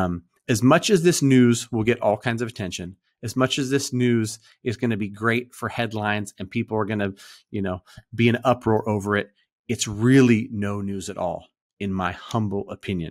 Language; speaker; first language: English; native; English